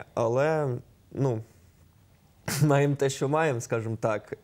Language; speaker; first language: Ukrainian; native; Ukrainian